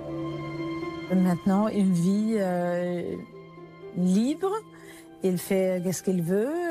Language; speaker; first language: French; non-native, learner; Swedish